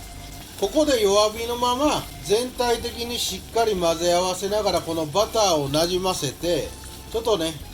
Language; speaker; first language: Japanese; native; Japanese